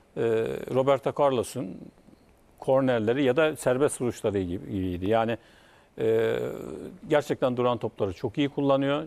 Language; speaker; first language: Turkish; native; Turkish